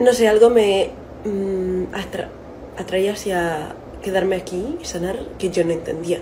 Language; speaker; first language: Spanish; non-native, fluent; Italian